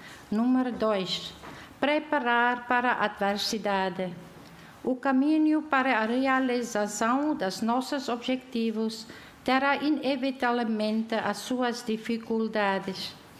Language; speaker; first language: Portuguese; non-native, fluent; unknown